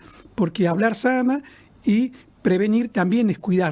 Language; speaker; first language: Spanish; native; Spanish